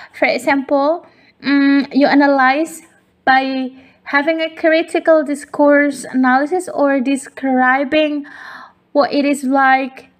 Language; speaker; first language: English; non-native, fluent; Indonesian